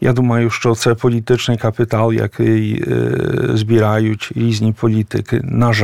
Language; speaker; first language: Ukrainian; non-native, fluent; Polish